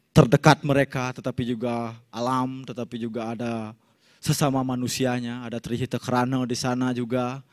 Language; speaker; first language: Indonesian; native; Indonesian